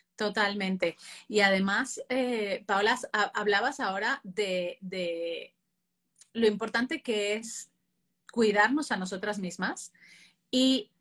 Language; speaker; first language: Spanish; native; Spanish